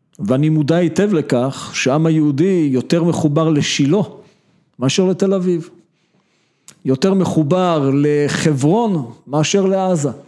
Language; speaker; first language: Hebrew; native; Hebrew